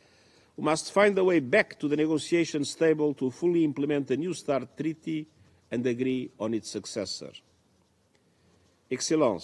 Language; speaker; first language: English; non-native, fluent; Portuguese